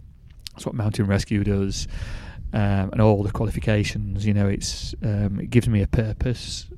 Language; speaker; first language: English; native; English